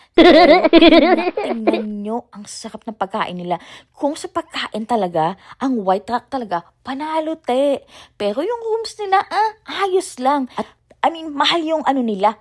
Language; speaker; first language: Filipino; native; Filipino